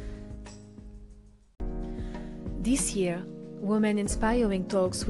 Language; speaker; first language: English; non-native, fluent; French